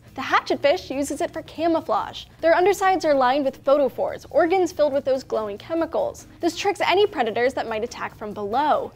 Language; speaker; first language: English; native; English